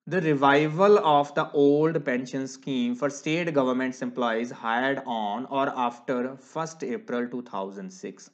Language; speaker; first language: English; non-native, local second language; Punjabi